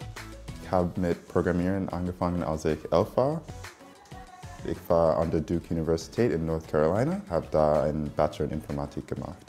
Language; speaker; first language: German; non-native, fluent; English